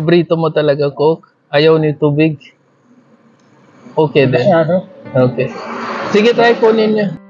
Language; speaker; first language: Filipino; non-native, learner; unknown